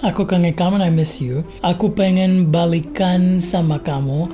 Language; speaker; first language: Indonesian; non-native, fluent; English